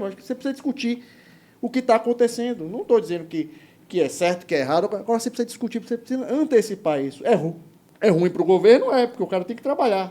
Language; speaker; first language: Portuguese; native; Portuguese